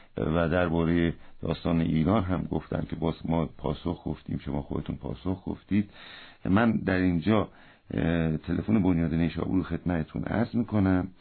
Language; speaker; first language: Persian; native; Persian